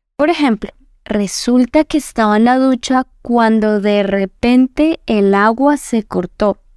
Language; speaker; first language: Spanish; native; Spanish